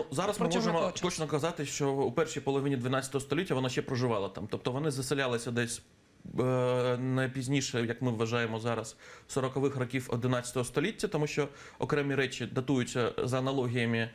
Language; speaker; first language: Ukrainian; native; Ukrainian